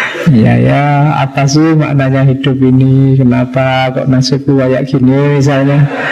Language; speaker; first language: Indonesian; non-native, local second language; Javanese